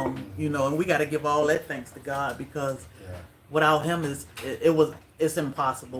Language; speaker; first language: English; native; English